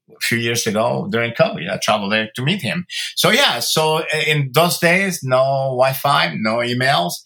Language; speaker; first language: English; early bilingual, other home language; Spanish